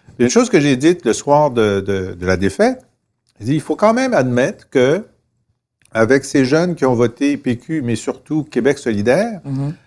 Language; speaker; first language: French; native; French